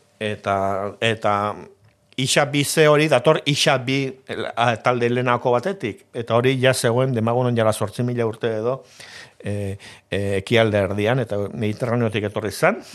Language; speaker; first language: Basque; native; Basque